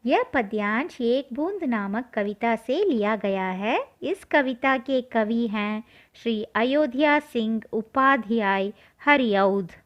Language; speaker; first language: Hindi; non-native, local second language; Tamil